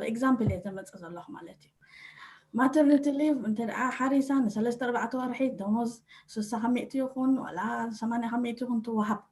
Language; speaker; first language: Tigrinya; early bilingual, heritage; Tigrinya